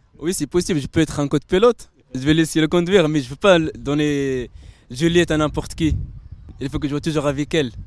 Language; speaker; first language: French; non-native, local second language; Arabic